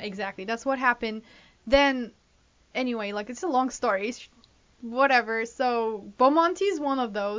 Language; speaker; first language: English; non-native, fluent; Turkish